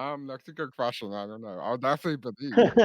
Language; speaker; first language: English; native; English